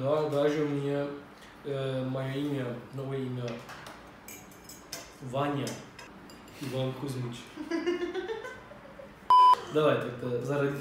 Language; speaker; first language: Russian; non-native, learner; Turkish